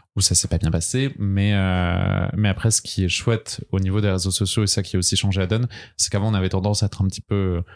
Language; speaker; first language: French; native; French